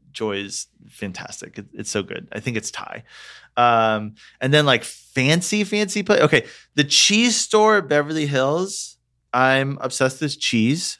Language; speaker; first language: English; native; English